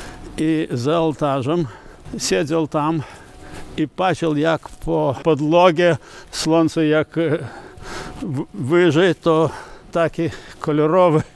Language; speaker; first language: Polish; non-native, learner; Lithuanian